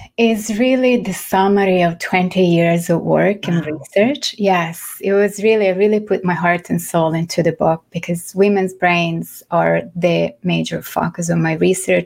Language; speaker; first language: English; non-native, fluent; Italian